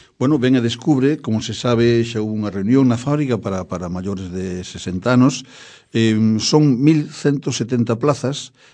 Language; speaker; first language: Galician; native; Galician